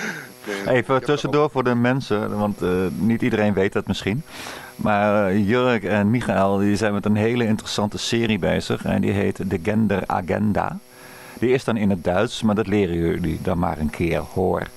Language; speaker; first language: Dutch; native; Dutch